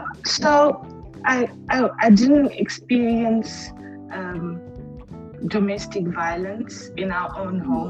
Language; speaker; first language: English; native; English